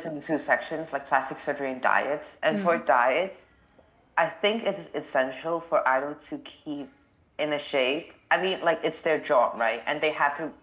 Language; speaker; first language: English; non-native, local second language; Cantonese